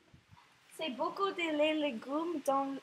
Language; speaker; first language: French; non-native, learner; English